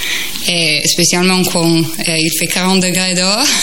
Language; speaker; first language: French; non-native, fluent; Croatian